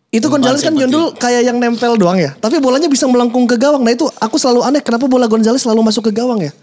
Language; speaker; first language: Indonesian; native; Indonesian